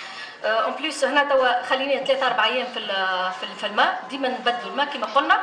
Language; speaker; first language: Arabic; native; Arabic